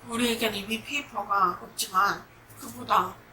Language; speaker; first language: Korean; early bilingual, heritage; Korean